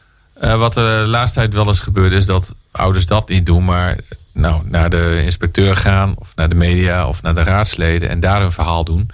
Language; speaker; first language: Dutch; native; Dutch